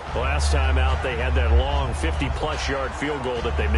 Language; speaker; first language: English; native; English